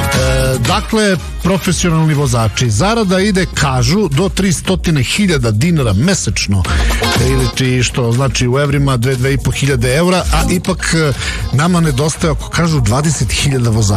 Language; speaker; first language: Serbian; native; Serbian